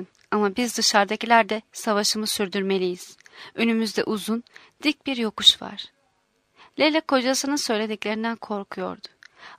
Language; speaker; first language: Turkish; native; Turkish